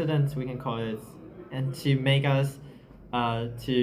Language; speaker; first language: English; non-native, learner; Chinese